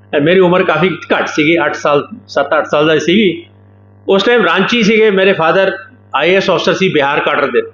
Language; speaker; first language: Hindi; non-native, local second language; Punjabi